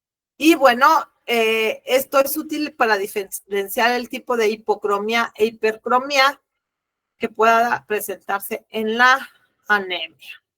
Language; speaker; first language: Spanish; native; Spanish